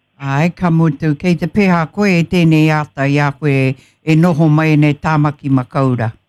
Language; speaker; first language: Māori; non-native, local second language; English